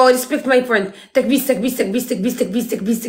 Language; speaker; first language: English; non-native, learner; Arabic